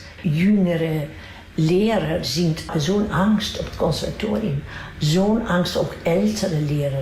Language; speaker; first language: German; non-native, fluent; Dutch